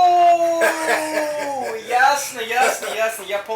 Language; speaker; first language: Russian; non-native, fluent; English